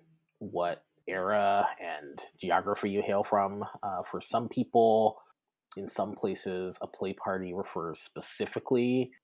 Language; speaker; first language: English; native; English